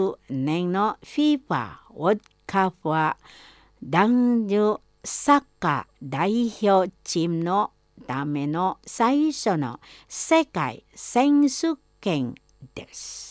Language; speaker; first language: Japanese; non-native, fluent; Indonesian